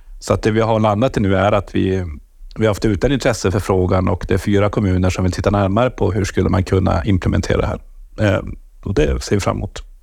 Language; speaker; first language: Swedish; native; Swedish